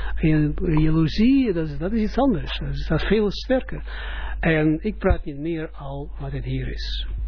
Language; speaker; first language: Dutch; non-native, fluent; Russian